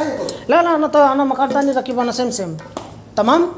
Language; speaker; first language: Arabic; non-native, learner; Hindi